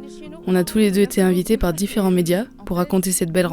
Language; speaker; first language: French; native; French